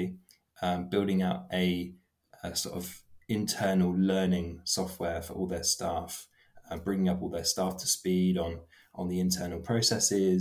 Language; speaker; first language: English; native; English